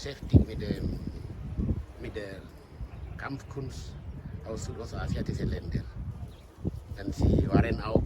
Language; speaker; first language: German; non-native, learner; Indonesian